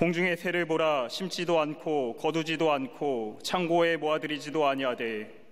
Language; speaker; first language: Korean; native; Korean